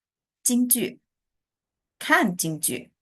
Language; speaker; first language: Chinese; non-native, fluent; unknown